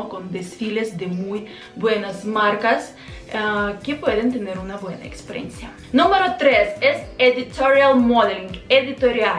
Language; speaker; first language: Spanish; non-native, fluent; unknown